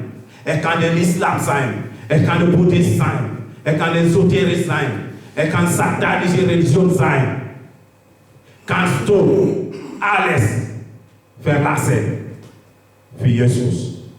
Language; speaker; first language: German; non-native, learner; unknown